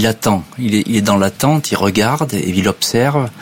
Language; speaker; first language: French; native; French